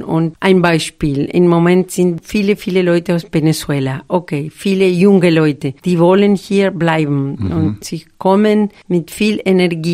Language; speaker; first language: German; non-native, learner; Spanish